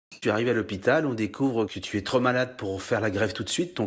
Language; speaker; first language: French; native; French